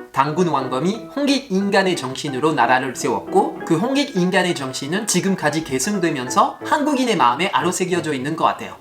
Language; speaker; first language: Korean; non-native, fluent; French